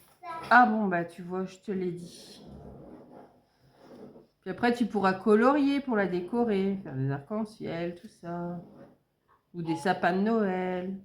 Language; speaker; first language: French; native; French